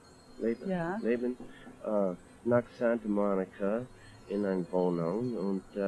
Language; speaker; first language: German; non-native, learner; English